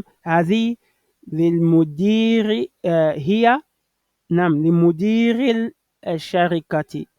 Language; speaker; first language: Arabic; non-native, fluent; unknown